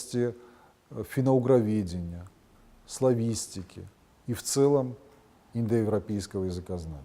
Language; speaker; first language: Russian; non-native, local second language; Ossetic